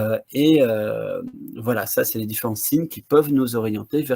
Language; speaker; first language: French; native; French